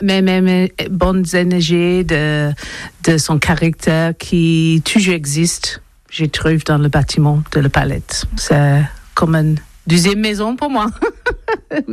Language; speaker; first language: French; non-native, learner; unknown